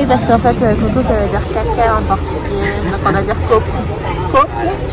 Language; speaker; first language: French; native; French